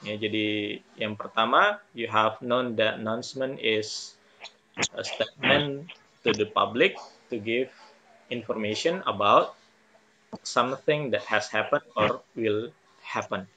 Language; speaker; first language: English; non-native, fluent; Indonesian